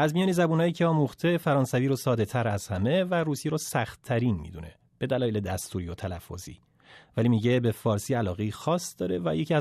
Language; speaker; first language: Persian; native; Persian